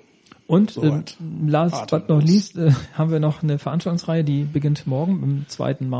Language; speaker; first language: German; native; German